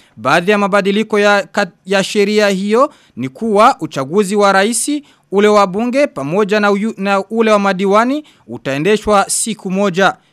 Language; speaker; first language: Swahili; non-native, local second language; Rundi